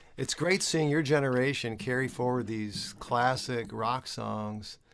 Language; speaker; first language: English; native; English